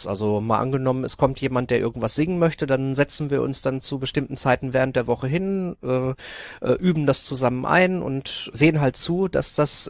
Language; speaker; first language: German; native; German